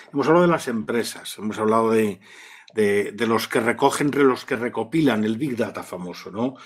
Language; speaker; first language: Spanish; native; Spanish